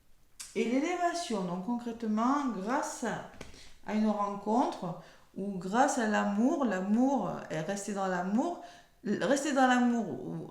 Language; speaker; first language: French; native; French